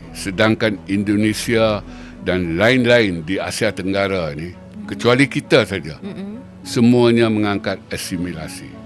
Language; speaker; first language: Malay; native; Malay